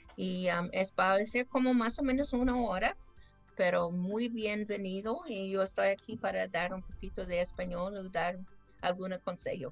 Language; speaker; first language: Spanish; non-native, fluent; English